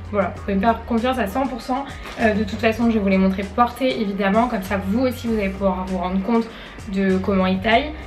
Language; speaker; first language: French; native; French